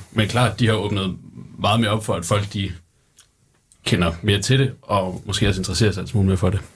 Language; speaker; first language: Danish; native; Danish